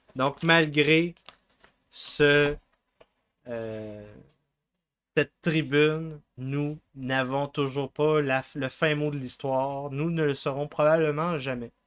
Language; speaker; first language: French; native; French